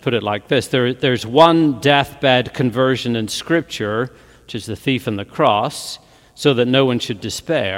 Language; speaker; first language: English; native; English